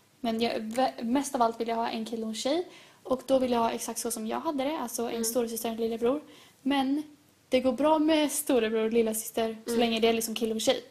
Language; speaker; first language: Swedish; native; Swedish